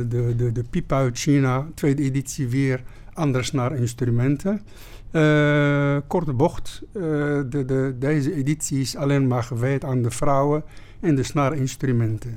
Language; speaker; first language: Dutch; non-native, fluent; Arabic